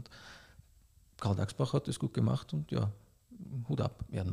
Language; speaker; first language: German; native; German